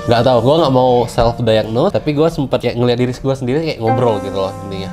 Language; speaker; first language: Indonesian; native; Indonesian